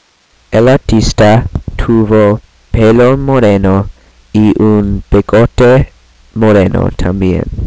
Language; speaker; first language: Spanish; non-native, learner; English